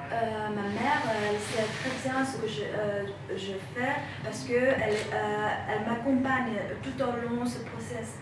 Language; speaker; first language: French; non-native, fluent; Chinese